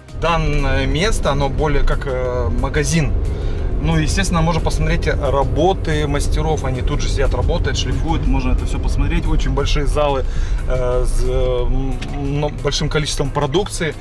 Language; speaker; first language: Russian; native; Russian